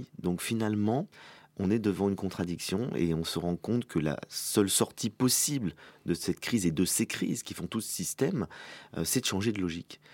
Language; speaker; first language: French; native; French